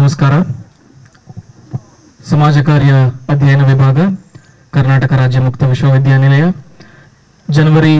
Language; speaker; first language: Kannada; native; Kannada